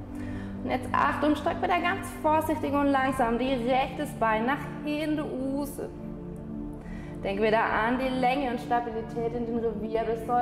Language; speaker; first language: German; non-native, fluent; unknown